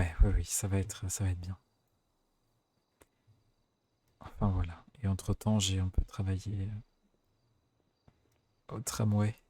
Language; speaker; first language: French; native; French